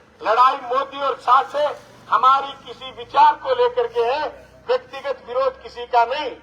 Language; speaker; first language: Hindi; native; Hindi